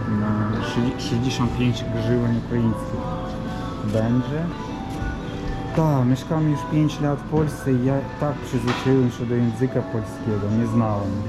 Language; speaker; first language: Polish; non-native, learner; Ukrainian